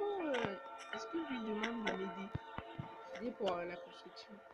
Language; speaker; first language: French; native; French